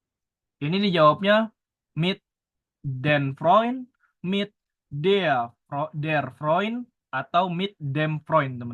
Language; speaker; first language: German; non-native, learner; Indonesian